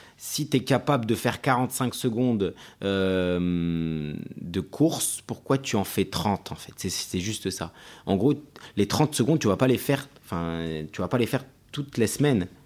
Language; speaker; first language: French; early bilingual, other home language; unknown